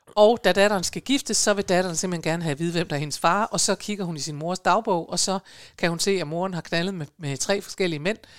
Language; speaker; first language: Danish; native; Danish